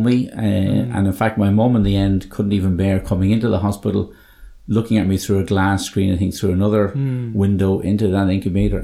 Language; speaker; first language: English; native; English